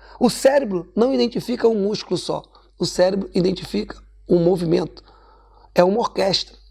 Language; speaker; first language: Portuguese; native; Portuguese